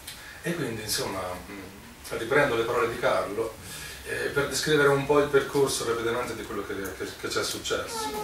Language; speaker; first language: Italian; native; Italian